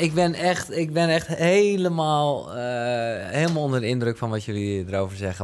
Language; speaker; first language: Dutch; native; Dutch